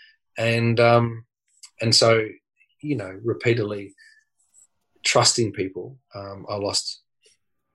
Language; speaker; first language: English; native; English